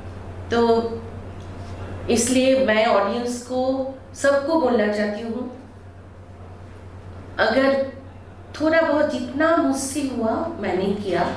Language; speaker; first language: Hindi; non-native, local second language; Bangla